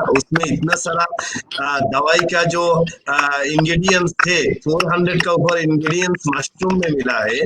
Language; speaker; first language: Hindi; non-native, learner; Bangla